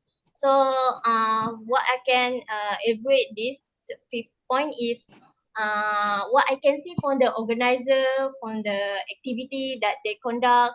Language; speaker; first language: English; non-native, local second language; Malay